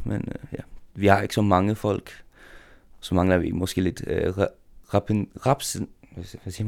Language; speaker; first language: Danish; non-native, local second language; Faroese